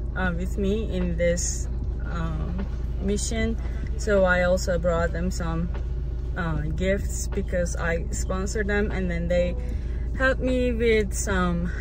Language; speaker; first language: English; non-native, fluent; Turkish